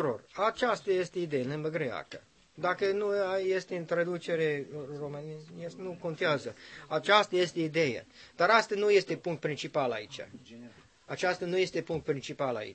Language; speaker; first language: Romanian; non-native, learner; English